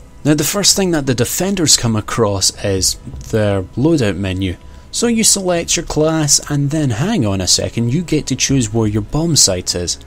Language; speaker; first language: English; native; English